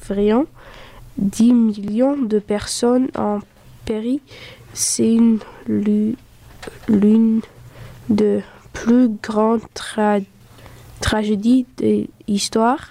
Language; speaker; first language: French; early bilingual, other home language; Dutch